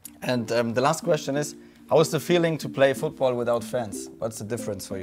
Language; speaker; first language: English; non-native, learner; German